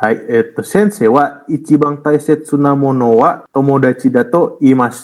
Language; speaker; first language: Japanese; non-native, fluent; Indonesian